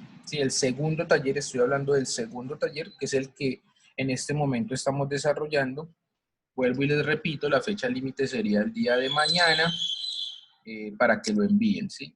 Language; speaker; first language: Spanish; native; Spanish